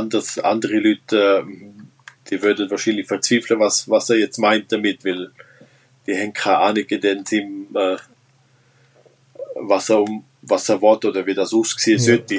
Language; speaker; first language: German; non-native, local second language; Romansh